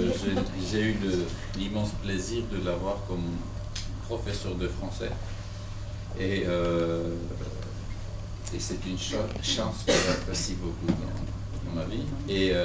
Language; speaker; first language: French; non-native, fluent; Georgian